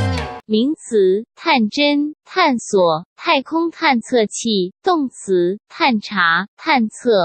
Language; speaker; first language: Chinese; native; Chinese